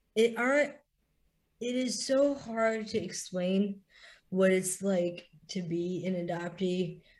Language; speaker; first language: English; native; English